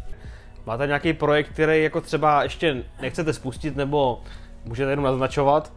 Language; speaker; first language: Czech; native; Czech